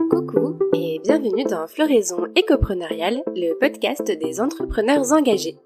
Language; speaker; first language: French; native; French